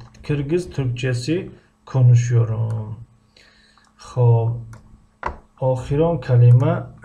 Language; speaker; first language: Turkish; non-native, fluent; Tajik